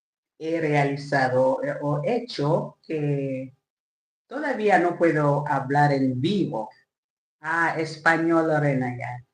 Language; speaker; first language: Spanish; non-native, learner; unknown